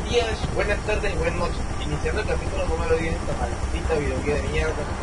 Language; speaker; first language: Spanish; native; Spanish